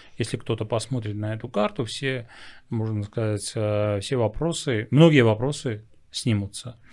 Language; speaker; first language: Russian; non-native, local second language; Armenian